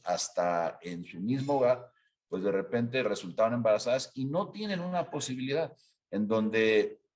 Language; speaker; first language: Spanish; native; Spanish